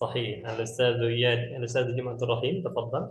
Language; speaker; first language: Arabic; non-native, fluent; Indonesian